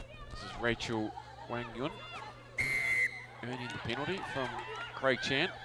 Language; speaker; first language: English; native; English